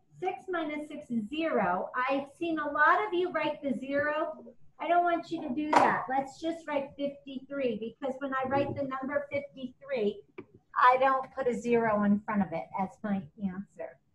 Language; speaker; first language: English; native; English